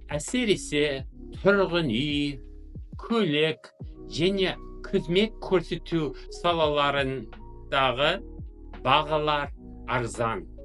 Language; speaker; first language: Kazakh; non-native, fluent; English